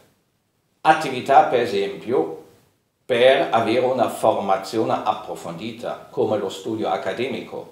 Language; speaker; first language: Italian; non-native, fluent; German